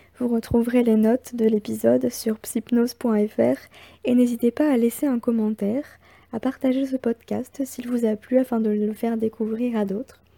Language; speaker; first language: French; native; French